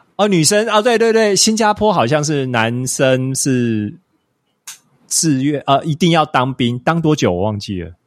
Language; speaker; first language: Chinese; native; Chinese